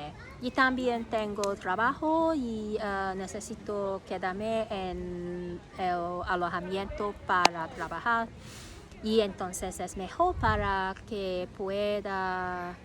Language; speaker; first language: Spanish; non-native, learner; Cantonese